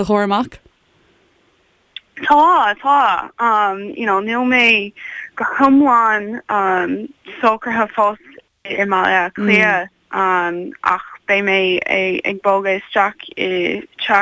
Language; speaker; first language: Irish; non-native, learner; English